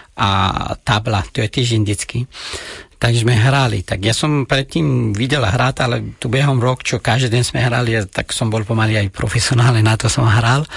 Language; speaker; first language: Slovak; non-native, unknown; Persian